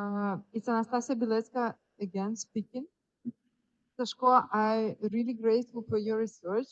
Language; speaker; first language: English; non-native, fluent; Ukrainian